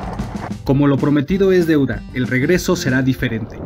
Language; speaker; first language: Spanish; native; Spanish